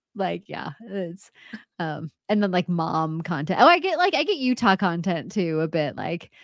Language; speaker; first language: English; native; English